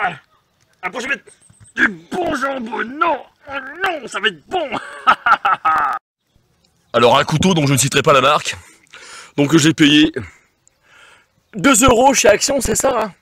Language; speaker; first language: French; native; French